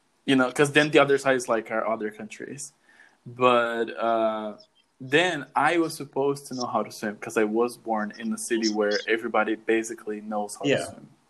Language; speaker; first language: English; non-native, fluent; Portuguese